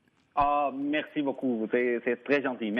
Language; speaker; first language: French; non-native, fluent; Arabic